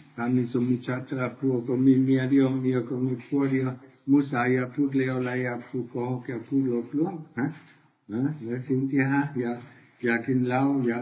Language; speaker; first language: Thai; non-native, fluent; German